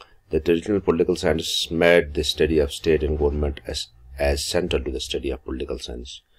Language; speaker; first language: English; non-native, local second language; Kashmiri